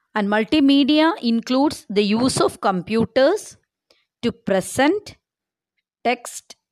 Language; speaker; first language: English; non-native, local second language; Malayalam